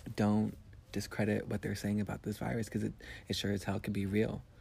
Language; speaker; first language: English; early bilingual, other home language; Spanish